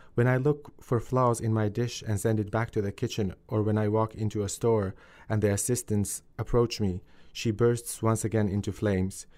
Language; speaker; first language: English; early bilingual, other home language; Finnish